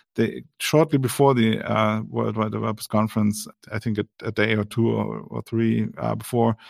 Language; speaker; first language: English; non-native, fluent; German